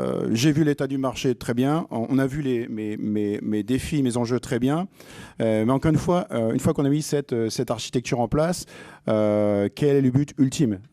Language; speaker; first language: French; native; French